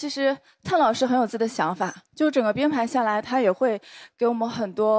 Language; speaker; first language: Chinese; native; Chinese